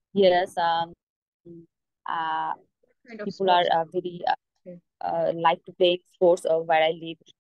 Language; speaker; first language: English; non-native, local second language; Bangla